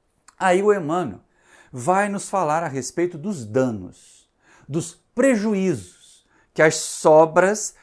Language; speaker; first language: Portuguese; native; Portuguese